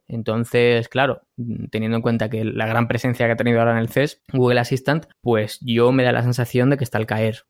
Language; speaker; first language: Spanish; native; Spanish